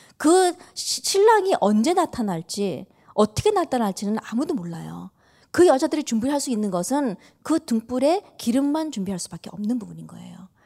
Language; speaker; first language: Korean; early bilingual, heritage; Korean